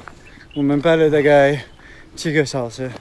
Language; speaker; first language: Chinese; non-native, learner; French